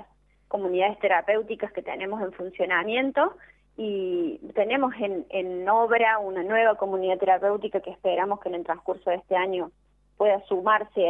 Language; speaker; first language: Spanish; native; Spanish